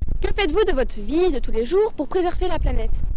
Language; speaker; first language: French; native; French